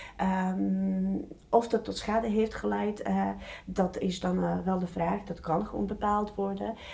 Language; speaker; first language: Dutch; non-native, fluent; Czech